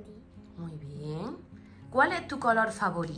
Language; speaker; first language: Spanish; native; Spanish